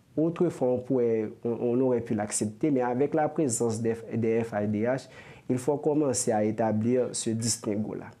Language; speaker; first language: French; non-native, local second language; Haitian Creole